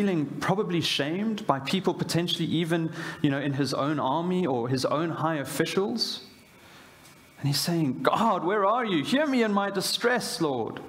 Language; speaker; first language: English; native; English